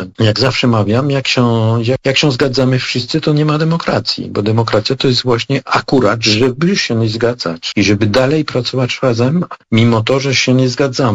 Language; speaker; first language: Polish; non-native, fluent; French